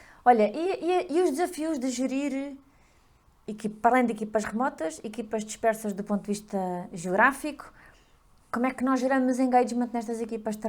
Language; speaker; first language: Portuguese; native; Portuguese